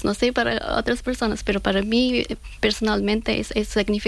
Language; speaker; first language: Spanish; non-native, fluent; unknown